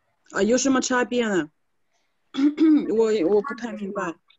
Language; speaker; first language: Chinese; non-native, fluent; Russian